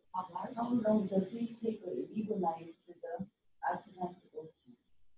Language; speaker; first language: English; non-native, learner; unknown